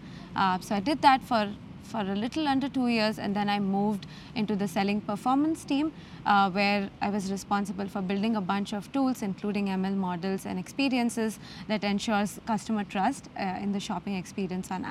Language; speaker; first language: English; non-native, local second language; Gujarati